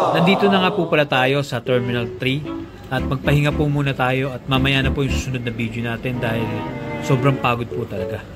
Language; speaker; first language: Filipino; native; Filipino